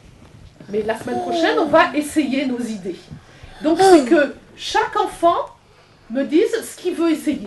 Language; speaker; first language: French; native; French